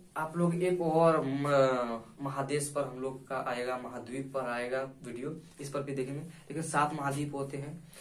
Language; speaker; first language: Hindi; native; Hindi